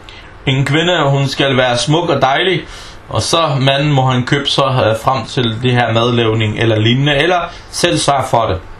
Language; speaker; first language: Danish; non-native, fluent; Arabic